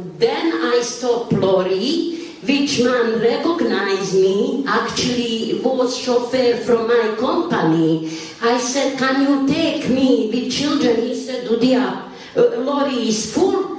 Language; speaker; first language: English; non-native, learner; Bosnian